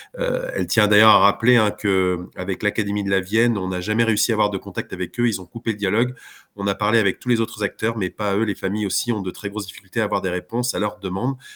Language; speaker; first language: French; native; French